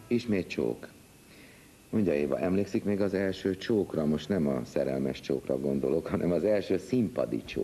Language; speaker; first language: Hungarian; native; Hungarian